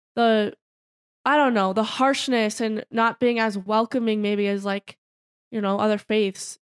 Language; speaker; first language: English; native; English